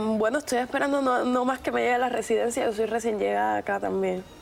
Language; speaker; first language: Spanish; native; Spanish